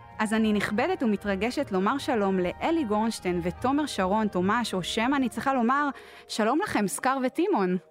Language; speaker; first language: Hebrew; native; Hebrew